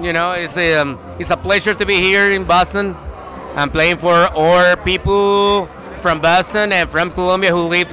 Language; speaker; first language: English; non-native, learner; Spanish